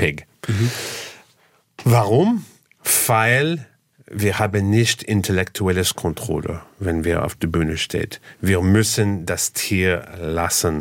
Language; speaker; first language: German; non-native, fluent; English